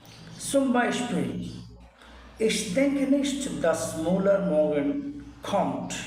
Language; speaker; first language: German; non-native, learner; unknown